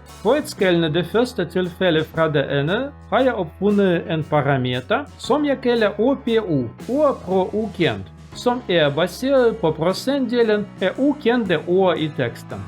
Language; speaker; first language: Danish; non-native, learner; Russian